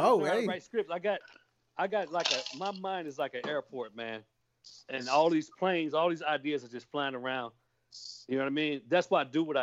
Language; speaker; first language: English; native; English